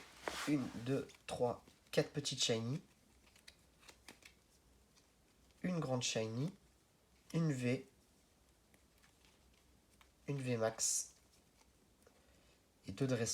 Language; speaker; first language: French; native; French